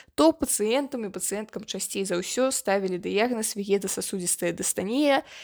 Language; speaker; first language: Belarusian; non-native, local second language; Russian